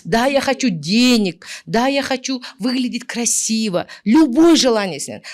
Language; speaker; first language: Russian; non-native, local second language; Kazakh